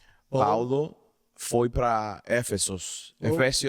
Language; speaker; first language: Portuguese; non-native, learner; Spanish